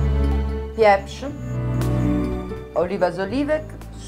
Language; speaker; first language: Polish; non-native, learner; Italian